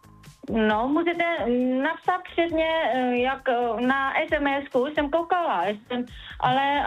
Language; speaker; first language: Czech; non-native, learner; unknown